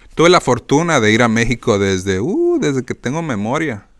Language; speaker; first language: Spanish; native; Spanish